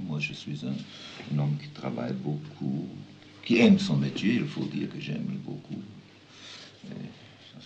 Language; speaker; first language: French; non-native, fluent; German